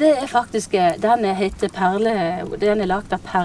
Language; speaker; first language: Norwegian; native; Norwegian